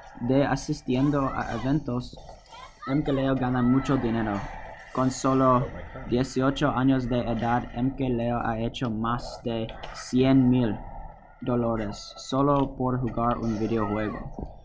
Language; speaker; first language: Spanish; non-native, learner; English